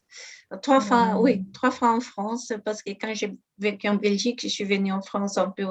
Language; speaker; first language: French; non-native, fluent; Portuguese